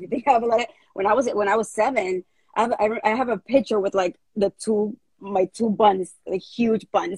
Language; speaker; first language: English; early bilingual, other home language; Spanish